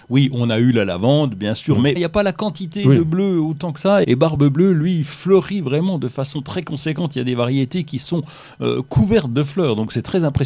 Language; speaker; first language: French; native; French